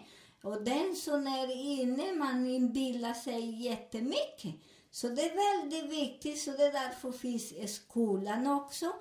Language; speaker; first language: Swedish; non-native, fluent; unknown